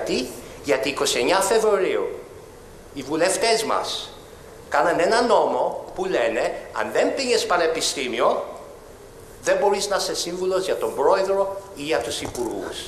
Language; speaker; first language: Greek; early bilingual, heritage; Greek